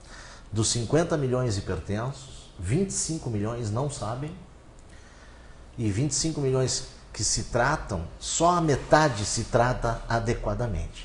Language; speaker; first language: Portuguese; native; Portuguese